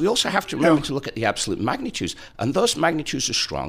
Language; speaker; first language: English; native; English